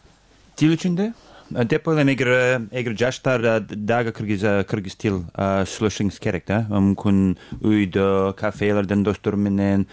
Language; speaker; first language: Kyrgyz; non-native, learner; English